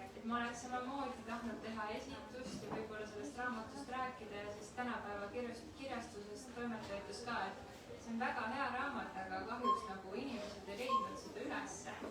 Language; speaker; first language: Estonian; native; Estonian